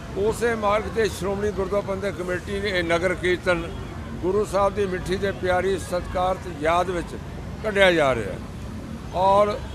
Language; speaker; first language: Punjabi; native; Punjabi